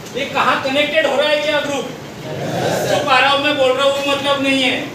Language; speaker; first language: Hindi; non-native, local second language; Marathi